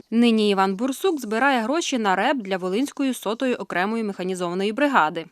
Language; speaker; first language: Ukrainian; native; Ukrainian